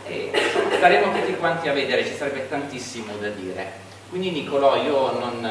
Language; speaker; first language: Italian; native; Italian